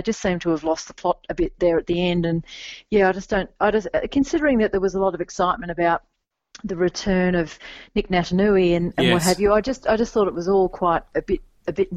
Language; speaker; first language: English; native; English